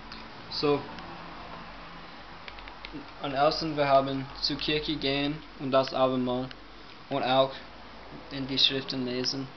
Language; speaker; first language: German; non-native, learner; English